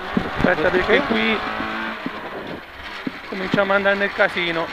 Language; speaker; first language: Italian; native; Italian